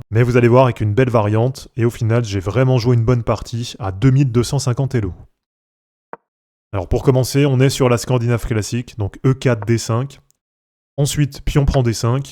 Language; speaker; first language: French; native; French